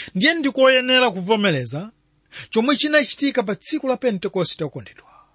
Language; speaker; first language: Nyanja; non-native, local second language; Tumbuka